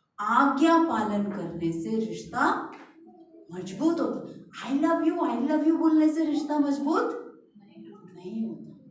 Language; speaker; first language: Hindi; non-native, local second language; Malayalam